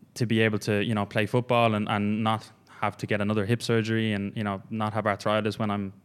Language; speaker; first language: English; native; English